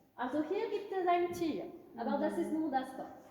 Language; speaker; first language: German; non-native, local second language; French